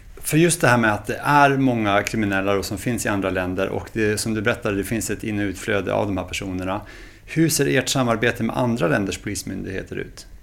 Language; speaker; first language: Swedish; native; Swedish